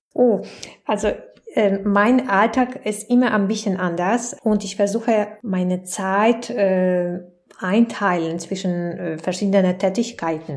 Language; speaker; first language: German; non-native, fluent; Polish